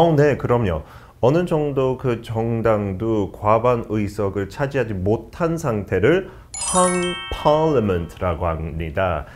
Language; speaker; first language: Korean; non-native, fluent; English